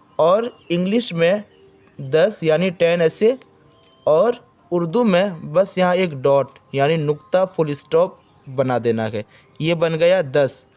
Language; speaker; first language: Hindi; native; Hindi